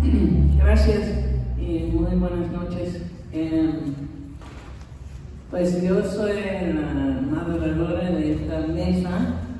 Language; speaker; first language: Spanish; non-native, fluent; English